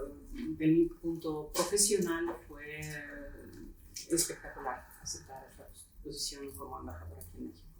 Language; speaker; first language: Spanish; non-native, fluent; Ukrainian